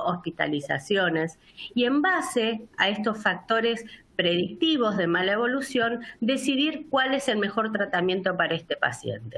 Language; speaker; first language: Spanish; native; Spanish